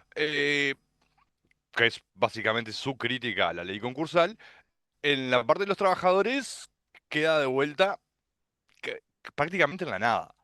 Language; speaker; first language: Spanish; native; Spanish